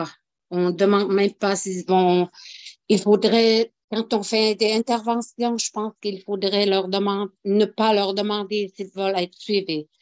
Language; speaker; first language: French; non-native, local second language; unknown